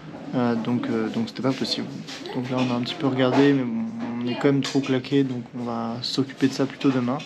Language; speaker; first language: French; native; French